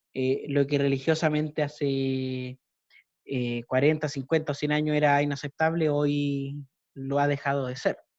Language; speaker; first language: Spanish; native; Spanish